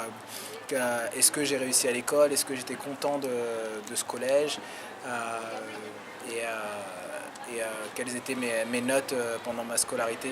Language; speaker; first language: French; native; French